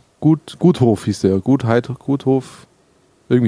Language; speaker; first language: German; native; German